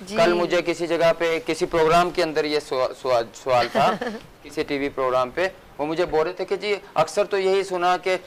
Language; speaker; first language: Urdu; native; Urdu